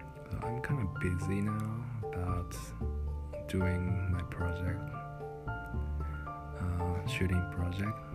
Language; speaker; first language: English; non-native, learner; Japanese